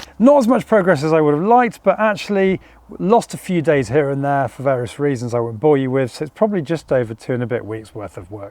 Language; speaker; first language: English; native; English